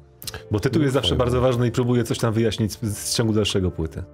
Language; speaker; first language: Polish; native; Polish